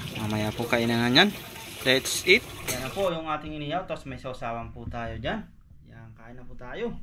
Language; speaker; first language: Filipino; non-native, local second language; Bikol